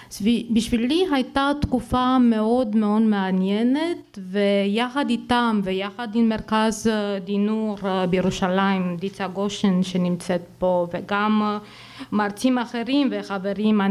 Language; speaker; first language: Hebrew; non-native, fluent; Romanian